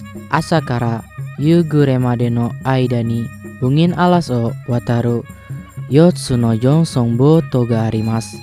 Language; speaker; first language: Japanese; non-native, fluent; Indonesian